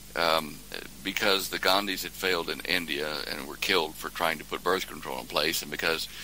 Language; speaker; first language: English; native; English